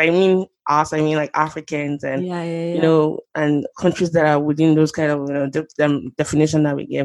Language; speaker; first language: English; non-native, local second language; Yoruba